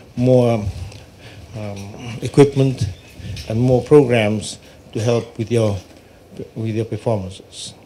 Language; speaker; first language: English; non-native, local second language; Fijian